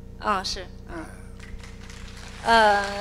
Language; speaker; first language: Chinese; native; Chinese